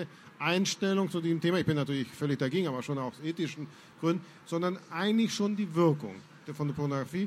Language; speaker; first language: German; non-native, fluent; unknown